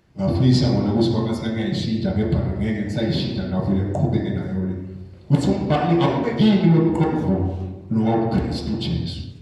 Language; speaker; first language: Zulu; non-native, local second language; Swati